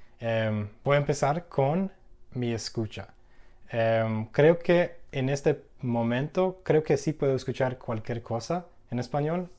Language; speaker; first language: Spanish; non-native, fluent; English